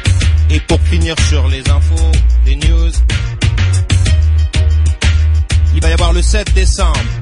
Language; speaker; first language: French; native; French